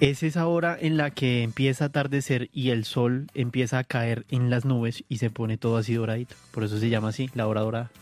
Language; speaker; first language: Spanish; native; Spanish